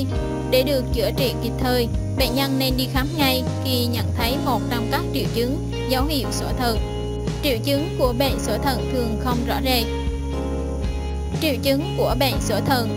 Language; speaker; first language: Vietnamese; native; Vietnamese